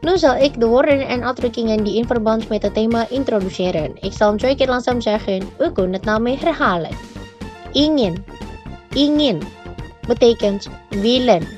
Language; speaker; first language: Dutch; non-native, fluent; Indonesian